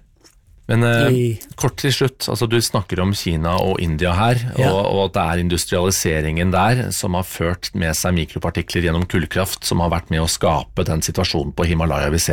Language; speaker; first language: Norwegian; native; Norwegian